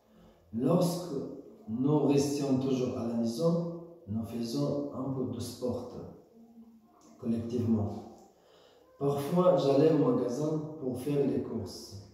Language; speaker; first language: French; non-native, learner; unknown